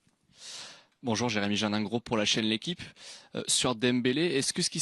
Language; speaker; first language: French; native; French